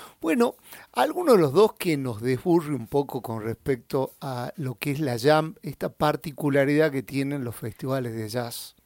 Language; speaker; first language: Spanish; native; Spanish